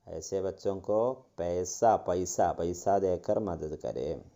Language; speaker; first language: Hindi; non-native, local second language; Malayalam